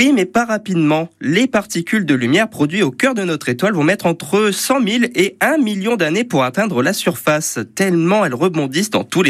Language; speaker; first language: French; native; French